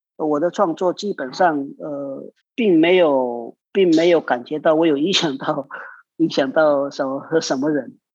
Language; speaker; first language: Chinese; non-native, local second language; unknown